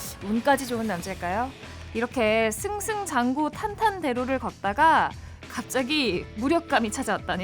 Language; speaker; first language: Korean; native; Korean